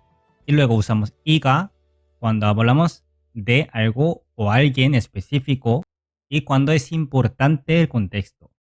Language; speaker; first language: Spanish; non-native, fluent; Korean